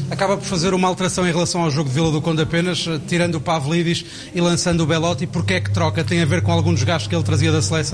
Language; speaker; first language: Portuguese; native; Portuguese